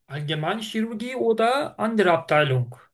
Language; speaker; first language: German; non-native, fluent; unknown